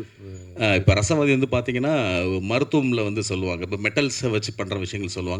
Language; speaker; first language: Tamil; native; Tamil